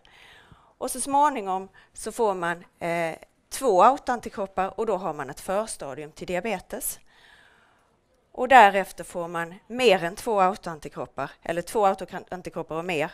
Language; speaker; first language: Swedish; native; Swedish